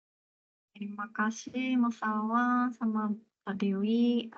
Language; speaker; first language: Indonesian; non-native, fluent; Japanese